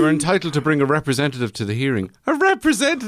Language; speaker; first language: English; native; English